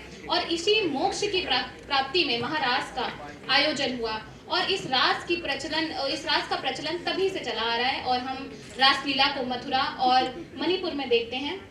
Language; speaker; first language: Hindi; native; Hindi